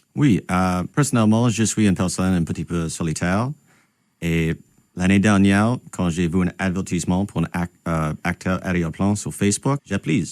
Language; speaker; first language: French; non-native, local second language; English